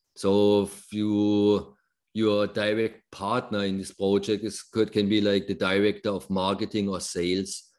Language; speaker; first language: English; non-native, fluent; German